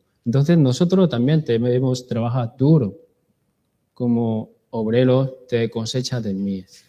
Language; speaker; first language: Spanish; non-native, learner; Chinese